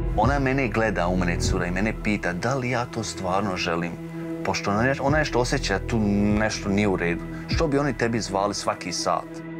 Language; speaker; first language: Serbian; native; Serbian